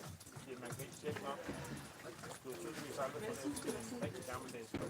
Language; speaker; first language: Danish; native; Danish